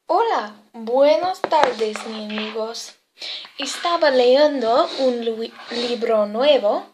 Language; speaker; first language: Spanish; non-native, learner; English